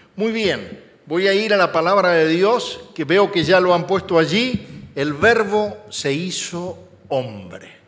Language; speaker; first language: Spanish; native; Spanish